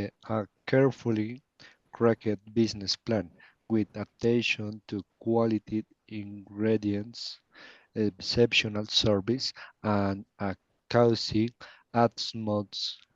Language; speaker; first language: English; non-native, learner; Spanish